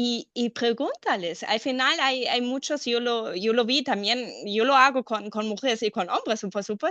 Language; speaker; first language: Spanish; non-native, fluent; German